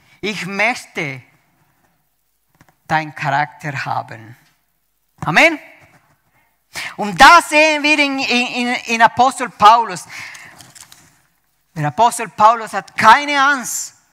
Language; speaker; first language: German; non-native, fluent; Spanish